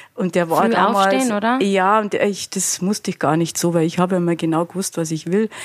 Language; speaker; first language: German; native; German